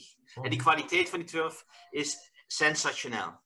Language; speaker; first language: German; non-native, learner; Dutch